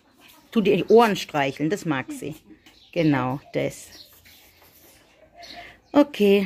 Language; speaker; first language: German; native; German